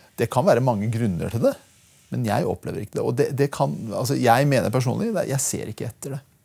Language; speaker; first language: Norwegian; early bilingual, other home language; Persian